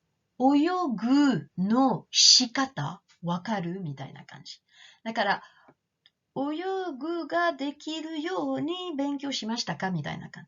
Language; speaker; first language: Japanese; non-native, fluent; French